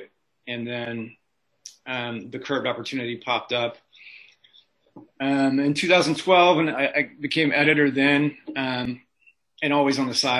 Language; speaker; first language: English; native; English